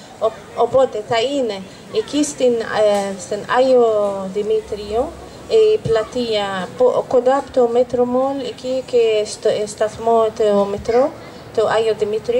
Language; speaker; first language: Greek; non-native, fluent; Arabic